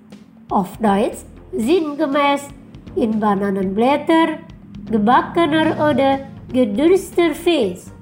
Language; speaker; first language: German; non-native, fluent; Indonesian